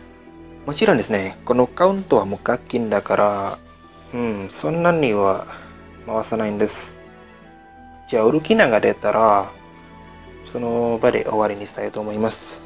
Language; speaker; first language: Japanese; non-native, learner; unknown